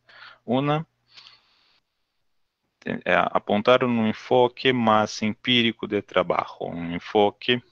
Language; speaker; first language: Spanish; non-native, learner; Portuguese